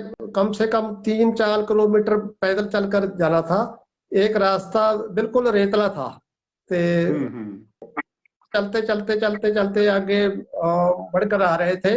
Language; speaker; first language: Hindi; non-native, local second language; Punjabi